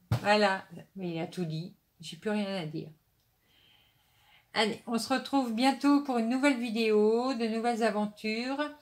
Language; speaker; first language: French; native; French